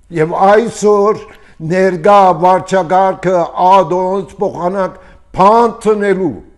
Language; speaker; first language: Armenian; early bilingual, heritage; Armenian